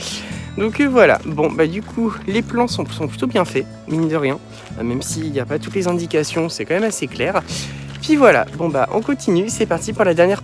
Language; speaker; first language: French; native; French